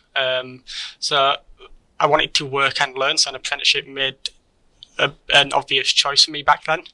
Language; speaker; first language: English; native; English